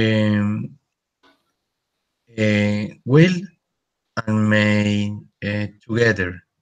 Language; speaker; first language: English; non-native, learner; Spanish